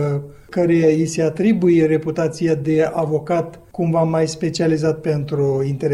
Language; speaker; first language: Romanian; native; Romanian